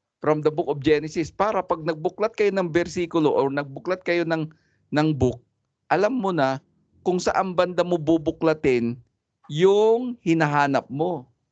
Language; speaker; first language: Filipino; non-native, local second language; Cebuano